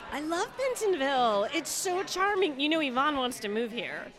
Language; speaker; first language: English; native; English